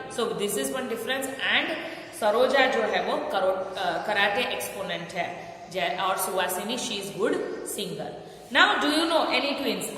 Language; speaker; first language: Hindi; non-native, local second language; Gujarati